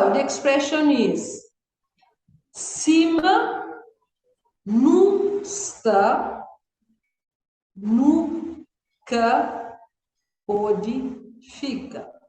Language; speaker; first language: Portuguese; non-native, local second language; Kabuverdianu